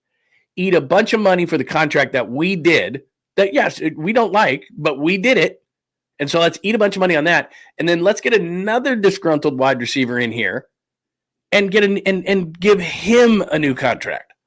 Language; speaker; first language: English; native; English